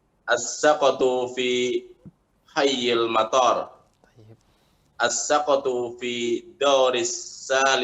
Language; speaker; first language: Arabic; non-native, learner; Indonesian